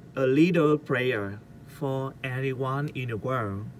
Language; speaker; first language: English; non-native, learner; Vietnamese